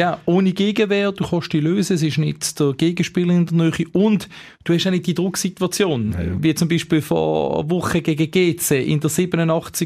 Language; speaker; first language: German; native; German